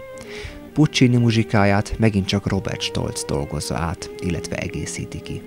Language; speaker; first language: Hungarian; native; Hungarian